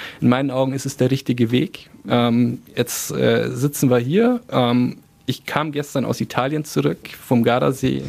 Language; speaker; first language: German; native; German